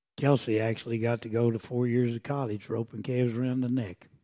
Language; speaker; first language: English; native; English